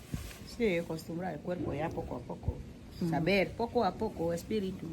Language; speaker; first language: Spanish; non-native, learner; Filipino